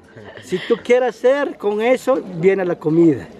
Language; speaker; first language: Spanish; non-native, local second language; Kaqchikel